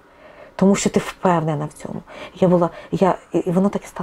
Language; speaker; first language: Ukrainian; non-native, local second language; Russian